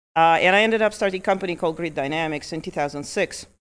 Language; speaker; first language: English; early bilingual, other home language; Russian